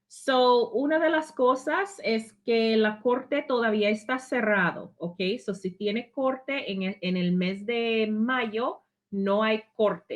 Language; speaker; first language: Spanish; non-native, fluent; English